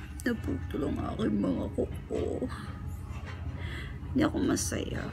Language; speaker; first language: Filipino; native; Filipino